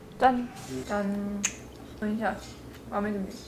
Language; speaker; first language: Chinese; non-native, fluent; Korean